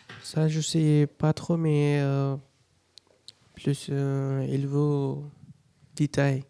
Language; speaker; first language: French; non-native, learner; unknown